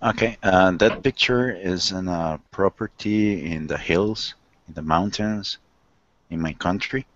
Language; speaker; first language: English; non-native, learner; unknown